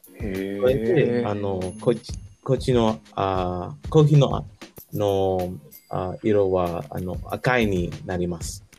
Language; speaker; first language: Japanese; non-native, learner; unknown